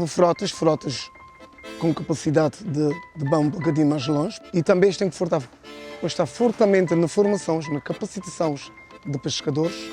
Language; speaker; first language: Portuguese; non-native, local second language; Kabuverdianu